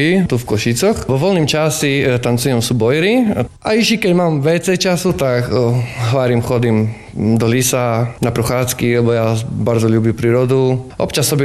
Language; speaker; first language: Slovak; non-native, local second language; Rusyn